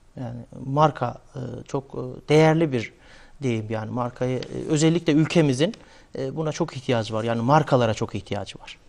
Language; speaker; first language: Turkish; native; Turkish